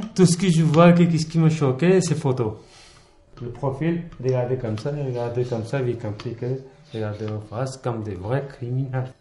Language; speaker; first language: French; non-native, learner; Punjabi